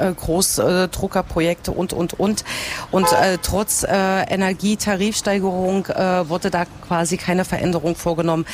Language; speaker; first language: German; native; German